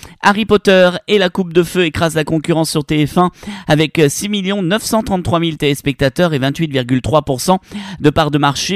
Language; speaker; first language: French; native; French